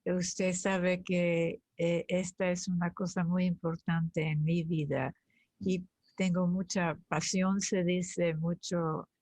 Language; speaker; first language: Spanish; early bilingual, other home language; German